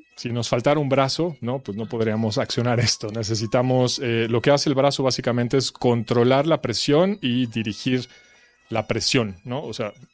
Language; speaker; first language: Spanish; native; Spanish